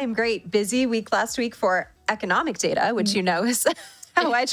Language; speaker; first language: English; native; English